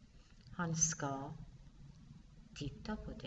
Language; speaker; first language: Swedish; non-native, fluent; Persian